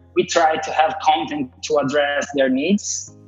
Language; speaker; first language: English; non-native, fluent; Portuguese